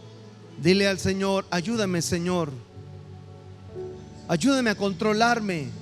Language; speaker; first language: Spanish; native; Spanish